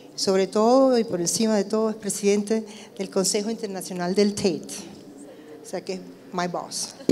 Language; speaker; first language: Spanish; native; Spanish